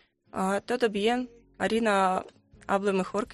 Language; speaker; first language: Spanish; non-native, learner; Ukrainian